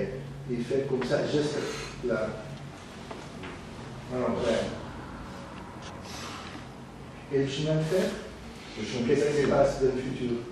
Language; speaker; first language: French; non-native, learner; Portuguese